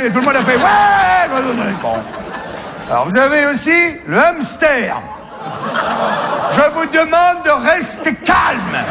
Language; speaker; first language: French; native; French